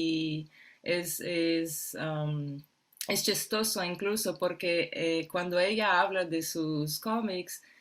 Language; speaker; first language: Spanish; non-native, fluent; Portuguese